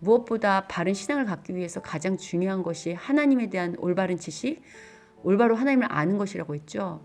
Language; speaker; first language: Korean; native; Korean